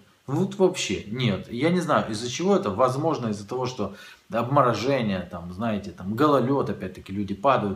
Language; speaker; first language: Russian; native; Russian